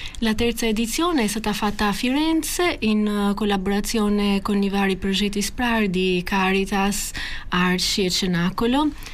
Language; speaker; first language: Italian; non-native, fluent; Albanian